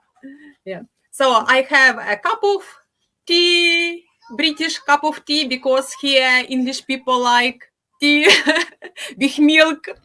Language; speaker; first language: English; non-native, fluent; Ukrainian